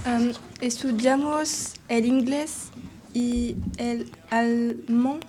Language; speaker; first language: Spanish; non-native, learner; French